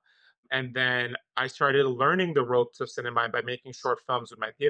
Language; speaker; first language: English; non-native, local second language; Urdu